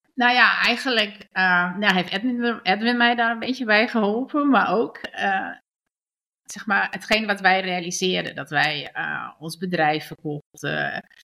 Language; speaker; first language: Dutch; early bilingual, other home language; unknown